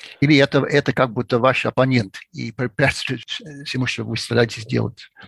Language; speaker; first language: Russian; non-native, fluent; English